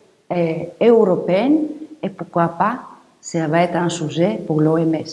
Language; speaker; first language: French; non-native, fluent; Greek